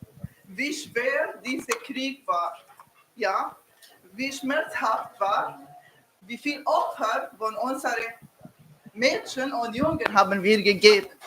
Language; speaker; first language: German; non-native, learner; Kurdish